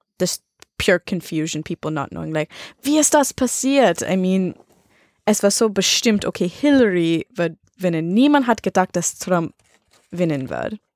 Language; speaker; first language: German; non-native, learner; English